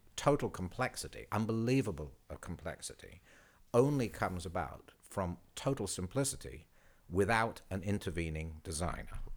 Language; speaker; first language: English; native; English